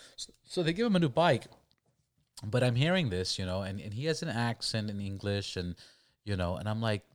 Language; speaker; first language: English; early bilingual, other home language; Spanish